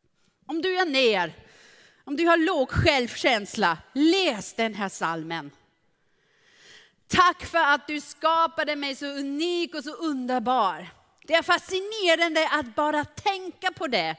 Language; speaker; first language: Swedish; non-native, fluent; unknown